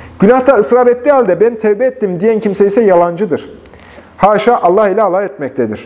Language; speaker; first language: Turkish; native; Turkish